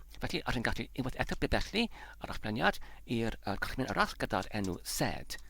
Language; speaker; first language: Welsh; non-native, learner; Polish